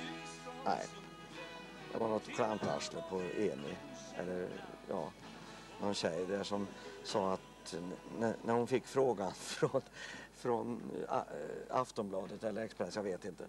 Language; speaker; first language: Swedish; native; Swedish